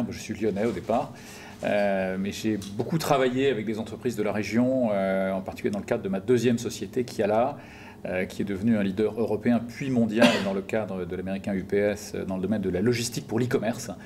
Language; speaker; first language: French; native; French